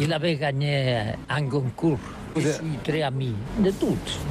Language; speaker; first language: French; non-native, learner; Catalan